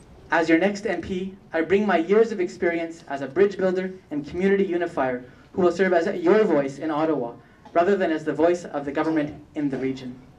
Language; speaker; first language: English; native; English